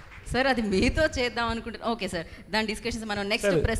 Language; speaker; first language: Telugu; native; Telugu